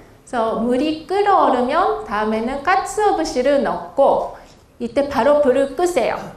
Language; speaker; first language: Korean; non-native, fluent; Japanese